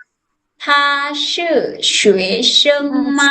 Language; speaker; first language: Chinese; non-native, fluent; Lao